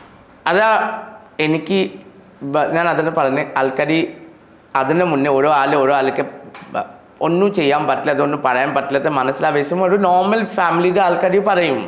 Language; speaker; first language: Malayalam; non-native, local second language; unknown